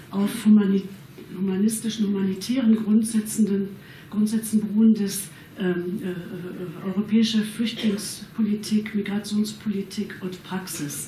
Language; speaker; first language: German; native; German